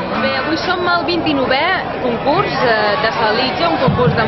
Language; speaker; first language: Catalan; native; Catalan